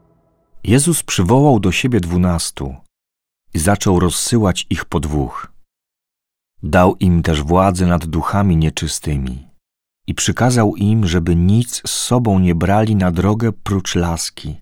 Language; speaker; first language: Polish; native; Polish